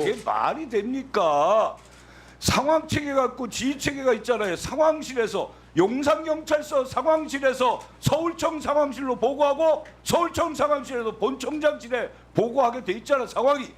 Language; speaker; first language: Korean; native; Korean